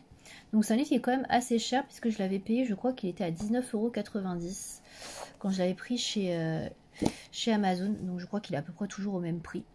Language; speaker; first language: French; native; French